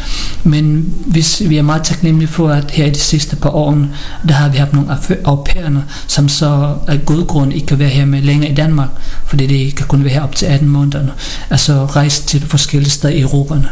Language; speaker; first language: Danish; early bilingual, other home language; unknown